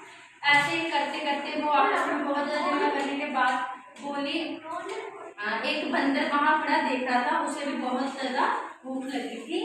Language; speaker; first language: Hindi; native; Hindi